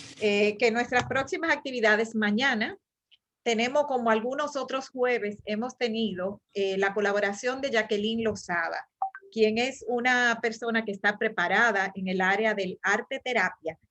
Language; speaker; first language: Spanish; native; Spanish